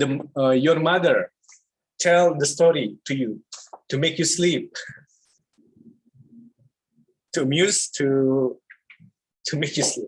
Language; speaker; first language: English; non-native, fluent; Indonesian